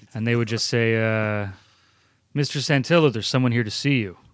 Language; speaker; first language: English; early bilingual, other home language; Italian